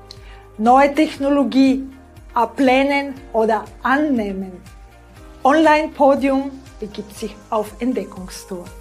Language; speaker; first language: German; non-native, fluent; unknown